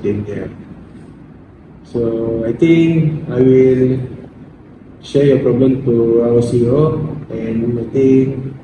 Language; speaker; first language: English; non-native, learner; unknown